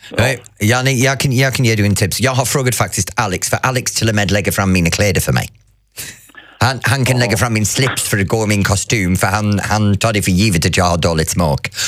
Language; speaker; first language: Swedish; non-native, fluent; English